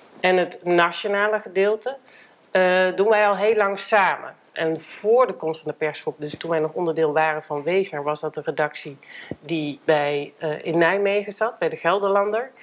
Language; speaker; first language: Dutch; native; Dutch